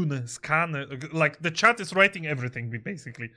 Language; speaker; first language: English; non-native, fluent; Polish